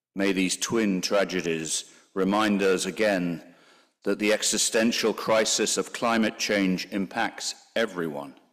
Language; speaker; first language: English; native; English